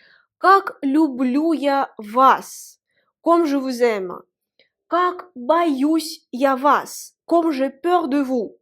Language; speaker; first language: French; non-native, fluent; Russian